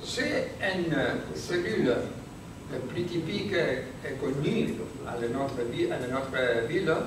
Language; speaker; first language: French; non-native, learner; Spanish